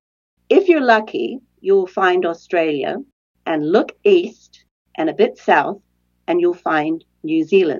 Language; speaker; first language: English; native; English